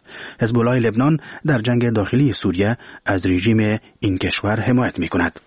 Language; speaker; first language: Persian; native; Persian